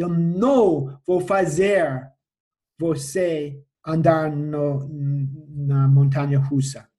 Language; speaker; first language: Portuguese; non-native, fluent; English